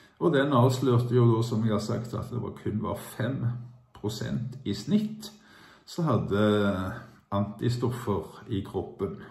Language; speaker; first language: Norwegian; native; Norwegian